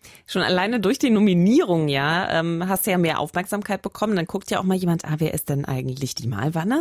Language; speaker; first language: German; native; German